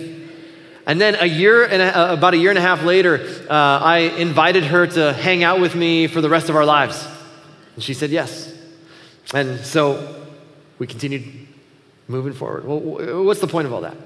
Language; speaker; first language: English; native; English